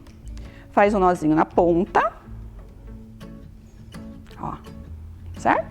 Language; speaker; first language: Portuguese; native; Portuguese